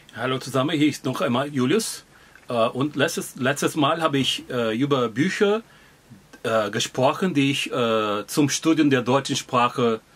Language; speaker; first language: German; non-native, fluent; Portuguese